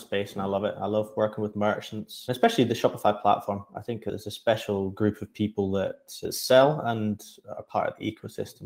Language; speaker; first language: English; native; English